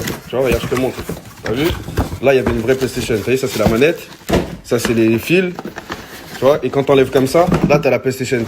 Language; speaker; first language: French; native; French